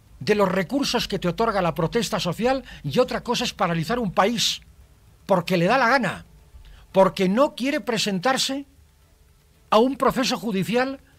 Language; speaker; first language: Spanish; native; Spanish